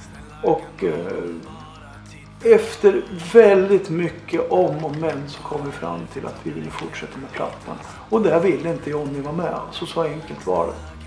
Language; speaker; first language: Swedish; native; Swedish